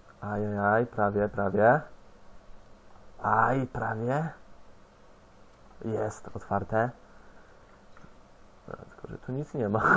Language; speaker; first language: Polish; native; Polish